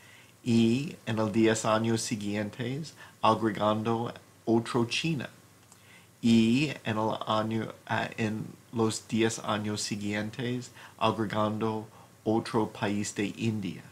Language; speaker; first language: Spanish; non-native, fluent; English